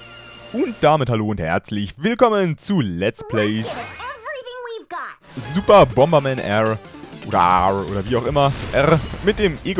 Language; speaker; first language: German; native; German